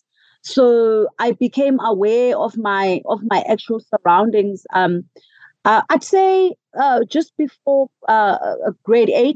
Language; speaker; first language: English; non-native, local second language; Xhosa